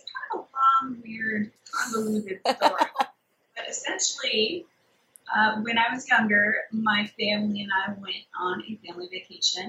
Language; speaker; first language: English; native; English